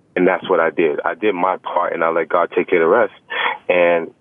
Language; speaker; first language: English; native; English